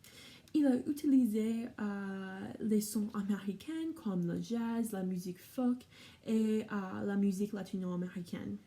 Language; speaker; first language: French; non-native, learner; English